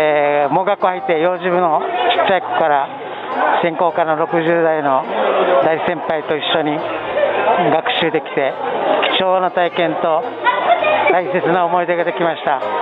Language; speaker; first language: Japanese; native; Japanese